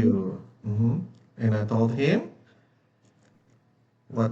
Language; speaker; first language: English; non-native, fluent; Indonesian